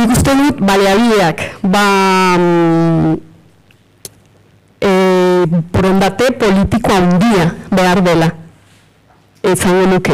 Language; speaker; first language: Basque; non-native, fluent; Spanish